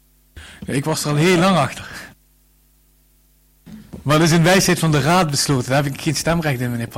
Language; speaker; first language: Dutch; native; Dutch